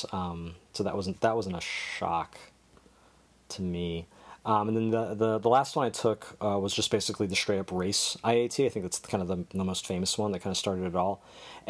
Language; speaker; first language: English; native; English